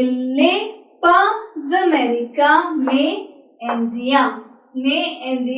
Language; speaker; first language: French; non-native, fluent; Hindi